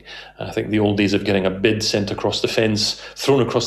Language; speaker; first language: English; native; English